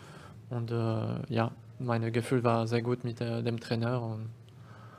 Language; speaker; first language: German; non-native, learner; French